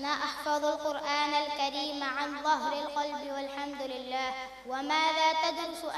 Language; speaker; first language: Arabic; non-native, learner; Urdu